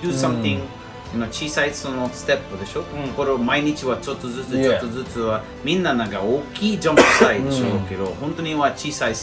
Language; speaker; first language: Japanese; non-native, learner; English